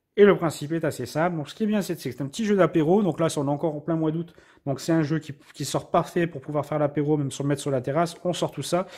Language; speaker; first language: French; native; French